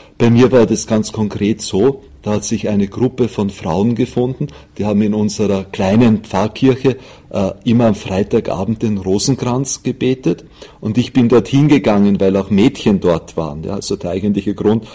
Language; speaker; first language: German; native; German